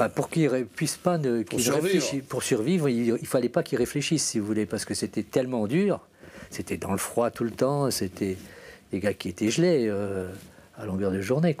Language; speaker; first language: French; native; French